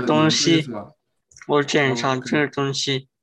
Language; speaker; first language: Chinese; non-native, learner; English